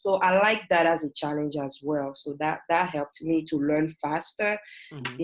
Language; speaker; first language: English; non-native, fluent; French